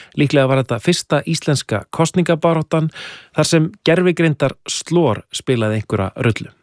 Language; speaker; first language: Icelandic; native; Icelandic